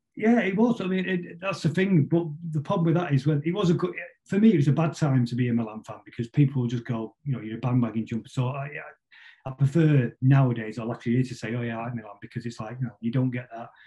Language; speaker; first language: English; native; English